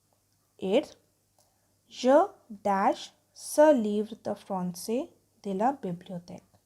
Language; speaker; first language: French; non-native, fluent; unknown